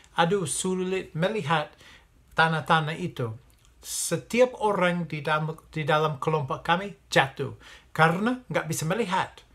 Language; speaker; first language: Indonesian; non-native, fluent; English